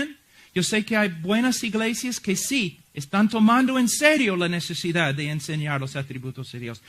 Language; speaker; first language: Spanish; non-native, fluent; English